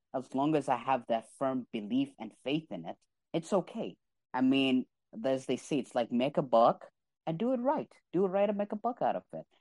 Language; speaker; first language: English; non-native, fluent; Arabic